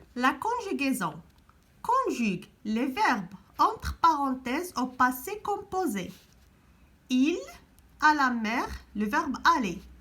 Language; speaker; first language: French; non-native, local second language; Arabic